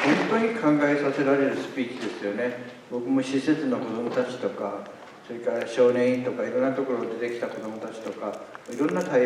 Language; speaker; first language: Japanese; native; Japanese